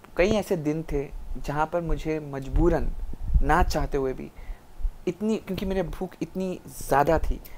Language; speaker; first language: Hindi; non-native, local second language; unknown